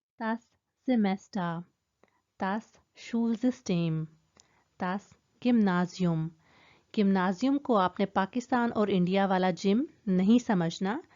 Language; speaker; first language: Urdu; native; Urdu